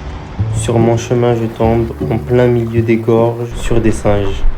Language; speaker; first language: French; native; French